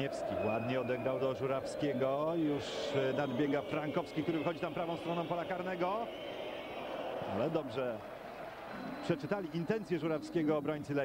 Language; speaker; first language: Polish; native; Polish